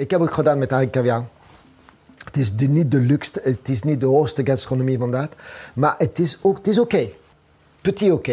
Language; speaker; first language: Dutch; non-native, fluent; French